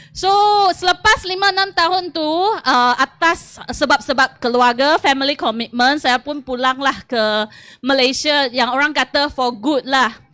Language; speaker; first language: Malay; non-native, local second language; Chinese